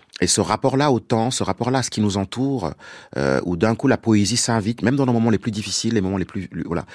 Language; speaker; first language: French; non-native, local second language; Wolof